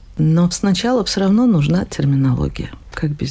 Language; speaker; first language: Russian; native; Russian